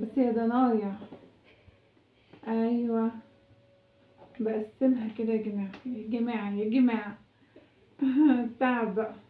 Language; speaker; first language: Arabic; native; Arabic